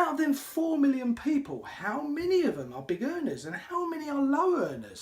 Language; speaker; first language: English; native; English